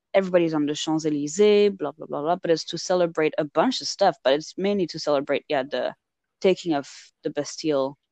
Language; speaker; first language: English; non-native, fluent; French